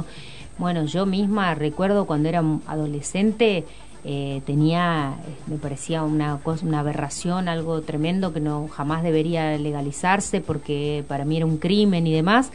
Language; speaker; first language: Spanish; native; Spanish